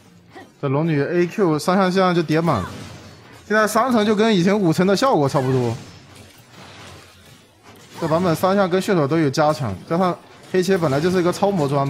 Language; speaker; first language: Chinese; native; Chinese